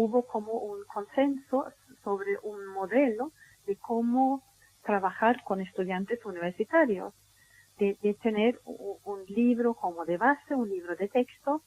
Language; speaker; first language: Spanish; non-native, fluent; Swedish